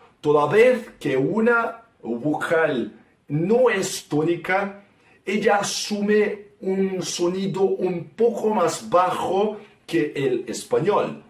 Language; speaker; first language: Spanish; non-native, fluent; Portuguese